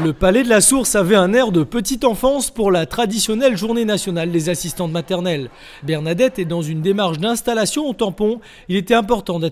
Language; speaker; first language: French; native; French